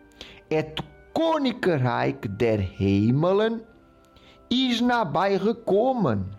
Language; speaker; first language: Dutch; non-native, local second language; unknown